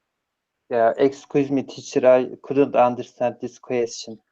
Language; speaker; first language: English; non-native, learner; Turkish